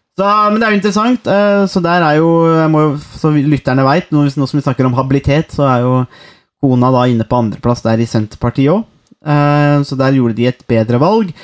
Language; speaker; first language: Norwegian; native; Norwegian